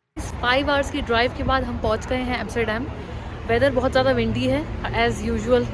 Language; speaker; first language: Hindi; native; Hindi